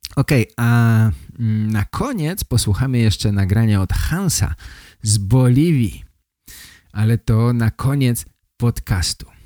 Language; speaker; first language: Polish; native; Polish